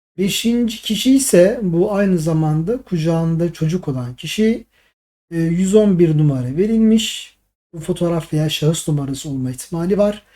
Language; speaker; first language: Turkish; native; Turkish